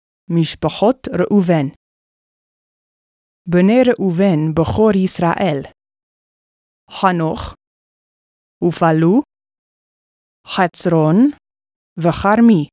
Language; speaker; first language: Hebrew; non-native, fluent; English